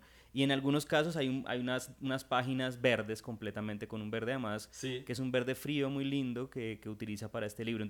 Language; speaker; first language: Spanish; native; Spanish